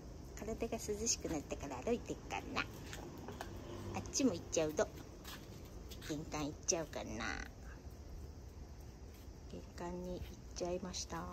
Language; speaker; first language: Japanese; native; Japanese